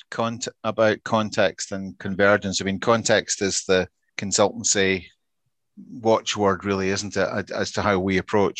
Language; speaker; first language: English; native; English